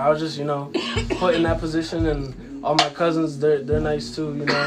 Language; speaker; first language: English; early bilingual, other home language; Ukrainian